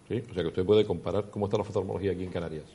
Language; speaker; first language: Spanish; native; Spanish